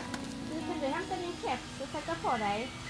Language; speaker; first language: Swedish; native; Swedish